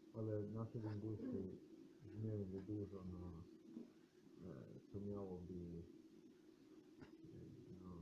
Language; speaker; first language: Polish; non-native, learner; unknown